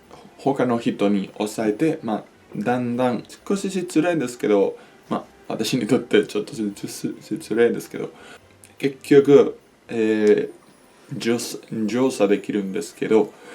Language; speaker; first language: Japanese; non-native, learner; Spanish